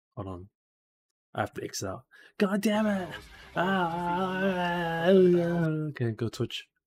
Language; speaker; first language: English; native; English